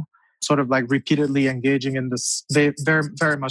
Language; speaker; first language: English; non-native, local second language; French